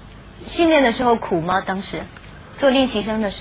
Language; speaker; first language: Chinese; native; Chinese